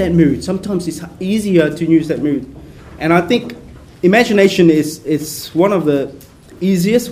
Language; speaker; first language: English; native; English